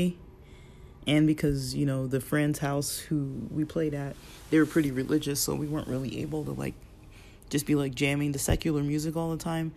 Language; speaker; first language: English; native; English